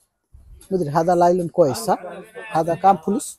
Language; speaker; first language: Arabic; non-native, learner; Bangla